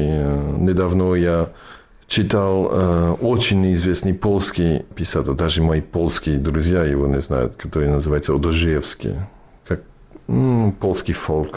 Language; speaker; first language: Russian; non-native, fluent; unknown